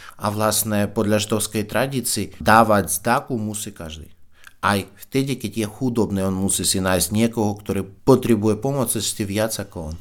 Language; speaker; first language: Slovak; non-native, fluent; Russian